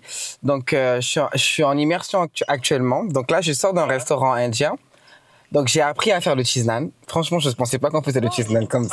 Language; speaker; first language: French; native; French